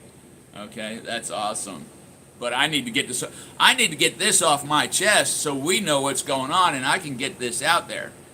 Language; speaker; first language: English; native; English